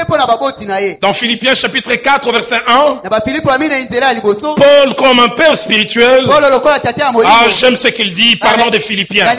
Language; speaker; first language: French; non-native, local second language; Lingala